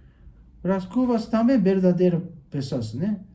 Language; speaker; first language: Portuguese; non-native, learner; Japanese